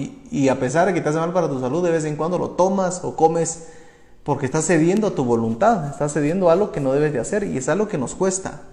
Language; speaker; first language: Spanish; native; Spanish